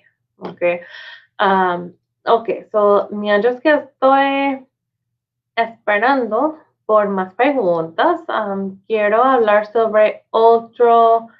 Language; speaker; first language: Spanish; non-native, fluent; English